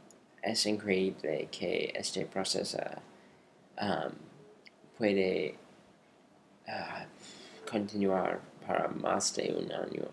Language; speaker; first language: Spanish; non-native, learner; English